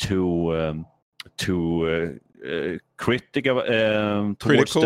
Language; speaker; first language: English; non-native, fluent; Swedish